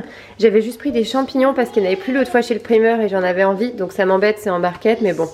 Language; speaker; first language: French; native; French